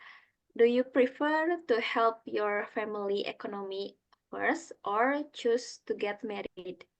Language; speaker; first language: English; non-native, learner; Indonesian